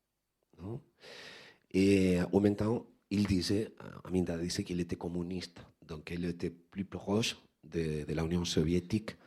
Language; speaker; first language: French; non-native, fluent; Spanish